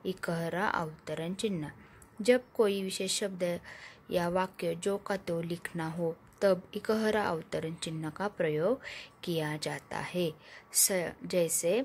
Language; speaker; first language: Hindi; non-native, local second language; Marathi